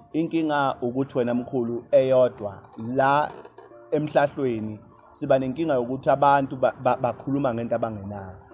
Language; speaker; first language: Zulu; native; Zulu